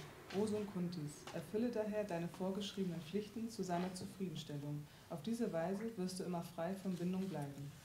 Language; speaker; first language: German; native; German